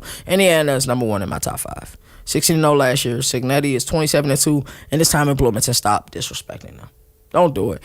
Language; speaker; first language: English; native; English